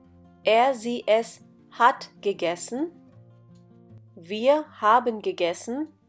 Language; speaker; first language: German; non-native, fluent; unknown